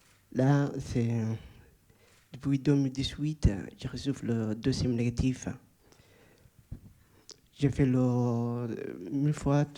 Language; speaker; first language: French; non-native, learner; Somali